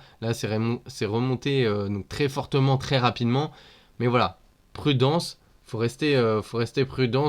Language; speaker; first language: French; native; French